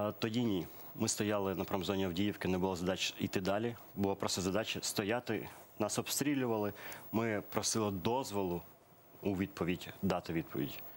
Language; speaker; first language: Ukrainian; early bilingual, other home language; Persian